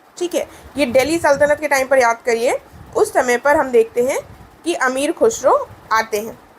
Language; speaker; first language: Hindi; native; Hindi